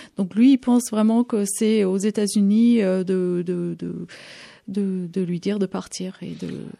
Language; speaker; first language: French; native; French